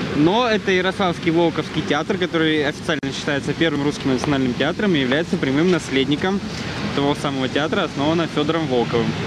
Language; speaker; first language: Russian; native; Russian